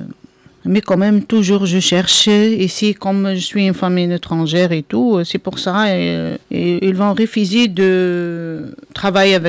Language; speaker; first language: French; non-native, local second language; Arabic